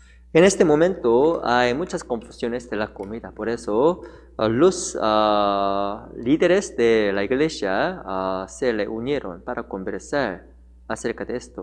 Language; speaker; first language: Spanish; non-native, learner; Korean